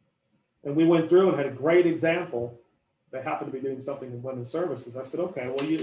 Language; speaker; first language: English; native; English